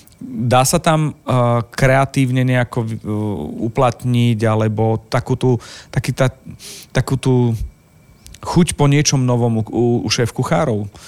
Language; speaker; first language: Slovak; native; Slovak